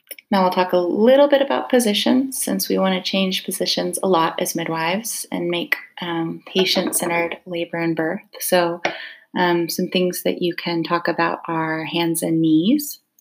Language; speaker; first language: English; native; English